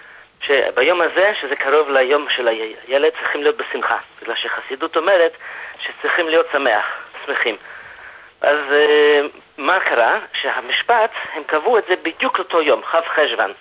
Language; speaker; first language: Hebrew; non-native, fluent; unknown